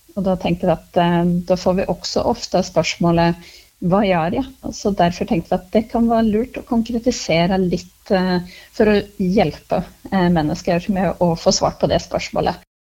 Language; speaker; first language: Norwegian; native; Norwegian